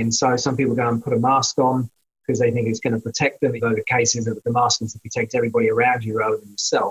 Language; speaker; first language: English; native; English